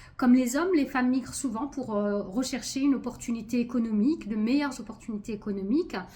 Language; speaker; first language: French; early bilingual, other home language; Arabic